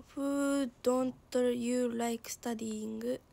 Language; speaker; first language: English; non-native, learner; Japanese